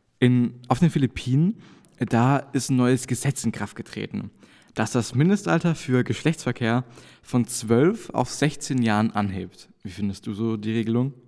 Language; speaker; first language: German; native; German